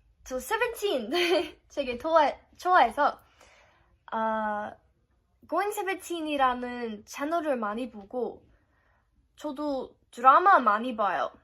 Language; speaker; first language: Korean; non-native, fluent; English